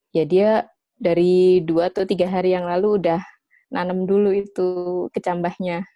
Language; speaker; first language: Indonesian; native; Indonesian